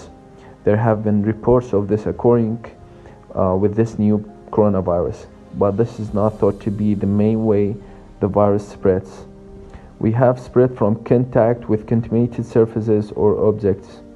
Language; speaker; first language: English; non-native, fluent; Arabic